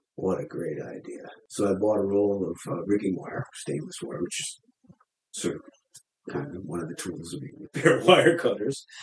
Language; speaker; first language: English; native; English